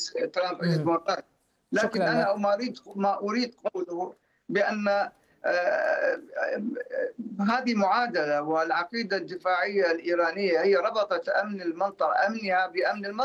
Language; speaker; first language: Arabic; non-native, fluent; Persian